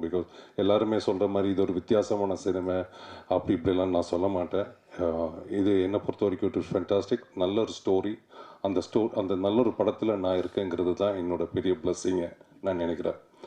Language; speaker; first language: Tamil; native; Tamil